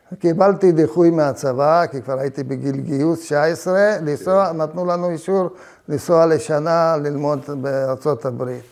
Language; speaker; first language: Hebrew; early bilingual, other home language; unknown